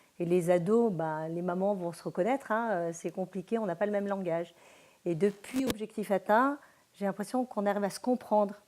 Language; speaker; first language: French; early bilingual, other home language; Spanish